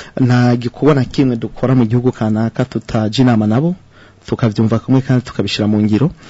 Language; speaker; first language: Rundi; native; Rundi